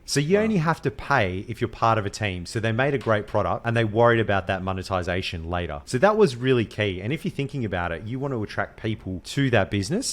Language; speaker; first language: English; native; English